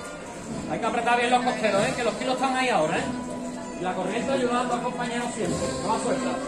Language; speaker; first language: Spanish; native; Spanish